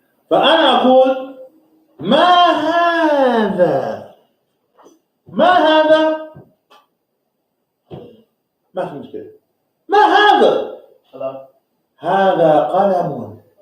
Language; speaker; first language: Arabic; non-native, fluent; English